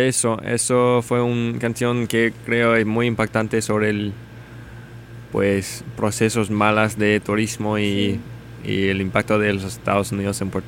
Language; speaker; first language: Spanish; non-native, learner; English